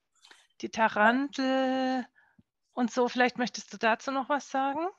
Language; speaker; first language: German; native; German